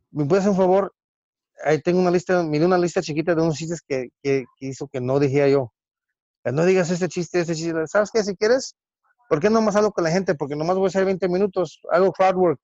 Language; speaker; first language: Spanish; early bilingual, heritage; Spanish